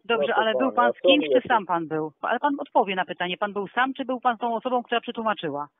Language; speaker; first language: Polish; native; Polish